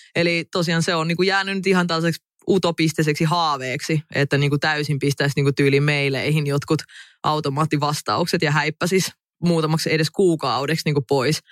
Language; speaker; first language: Finnish; early bilingual, other home language; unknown